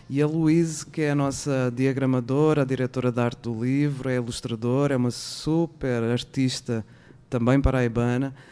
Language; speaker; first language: Portuguese; native; Portuguese